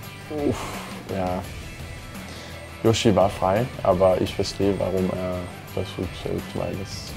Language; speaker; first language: German; non-native, fluent; Danish